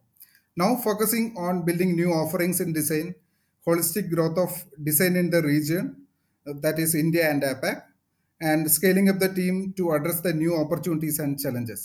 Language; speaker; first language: English; non-native, local second language; Malayalam